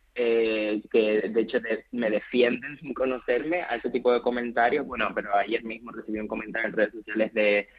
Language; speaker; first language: Spanish; native; Spanish